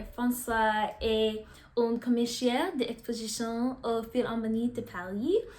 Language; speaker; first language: French; non-native, learner; English